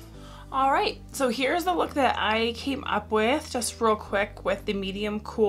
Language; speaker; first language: English; native; English